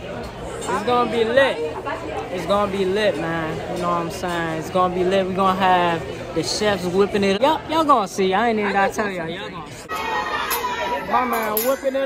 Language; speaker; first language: English; native; English